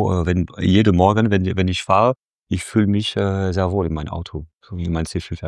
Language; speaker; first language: German; non-native, fluent; French